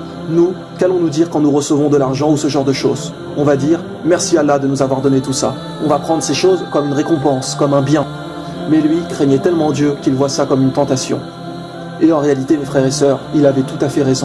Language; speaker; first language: French; native; French